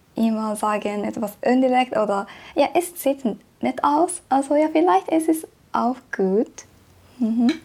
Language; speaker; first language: German; non-native, fluent; Japanese